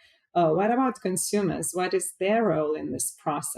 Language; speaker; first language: English; non-native, fluent; Lithuanian